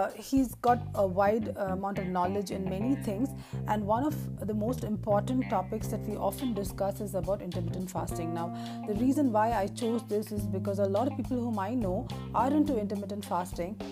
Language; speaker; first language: English; non-native, local second language; Tamil